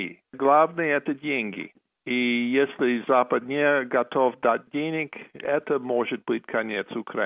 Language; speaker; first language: Russian; non-native, fluent; English